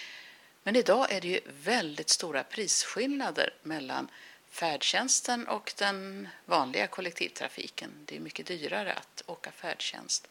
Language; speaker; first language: Swedish; native; Swedish